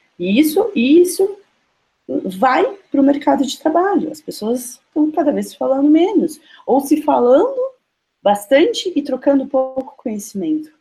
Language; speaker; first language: Portuguese; native; Portuguese